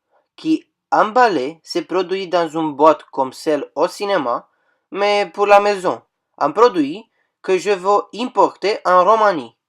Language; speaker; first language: French; non-native, fluent; Romanian